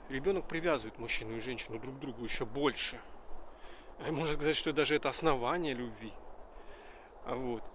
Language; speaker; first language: Russian; native; Russian